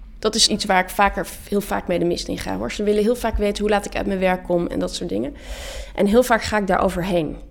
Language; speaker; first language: Dutch; native; Dutch